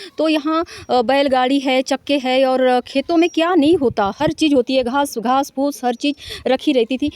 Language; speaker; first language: Hindi; non-native, local second language; Marathi